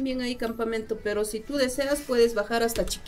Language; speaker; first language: Spanish; native; Spanish